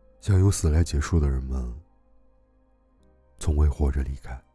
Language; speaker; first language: Chinese; native; Chinese